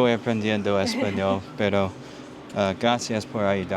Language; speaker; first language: Spanish; non-native, learner; English